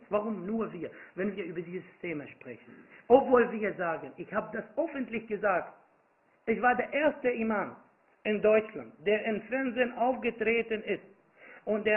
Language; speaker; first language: German; non-native, fluent; Arabic